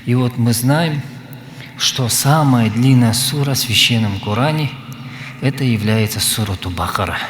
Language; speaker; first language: Russian; non-native, local second language; Kazakh